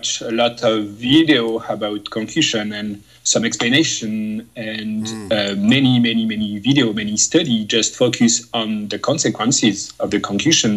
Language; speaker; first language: English; non-native, fluent; French